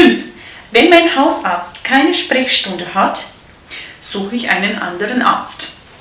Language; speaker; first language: German; non-native, fluent; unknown